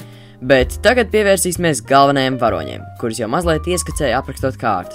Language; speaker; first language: Latvian; native; Latvian